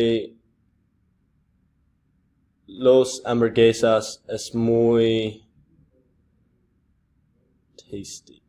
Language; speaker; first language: Spanish; non-native, learner; English